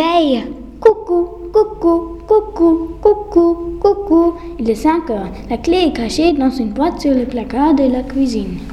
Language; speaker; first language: French; non-native, learner; German